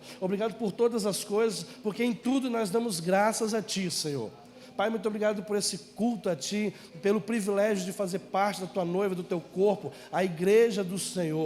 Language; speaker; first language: Portuguese; native; Portuguese